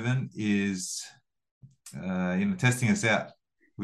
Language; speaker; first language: English; early bilingual, other home language; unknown